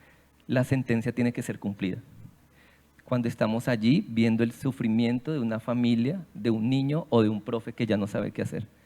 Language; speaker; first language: Spanish; native; Spanish